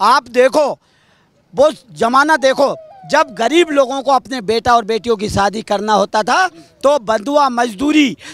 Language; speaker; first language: Hindi; native; Hindi